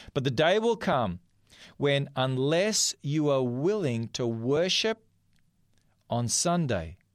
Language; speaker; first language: English; non-native, fluent; Macedonian